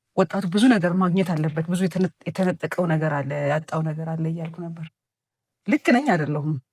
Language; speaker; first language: Amharic; native; Amharic